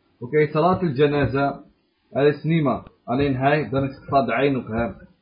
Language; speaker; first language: Dutch; early bilingual, other home language; Arabic